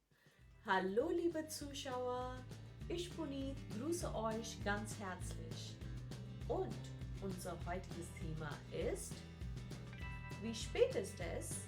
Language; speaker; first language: German; non-native, fluent; Hindi